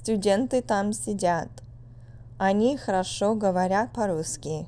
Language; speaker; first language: Russian; non-native, fluent; English